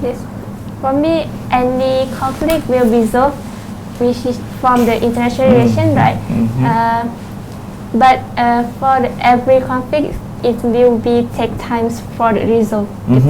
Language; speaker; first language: English; non-native, learner; Thai